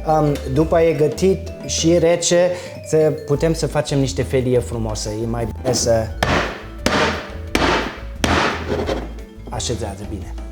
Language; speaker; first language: Romanian; non-native, fluent; German